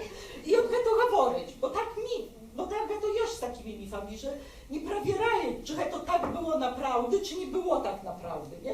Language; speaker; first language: Polish; non-native, local second language; Belarusian